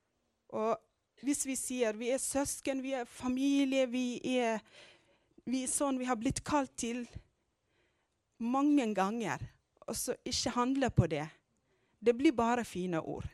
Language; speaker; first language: Norwegian; non-native, fluent; Amharic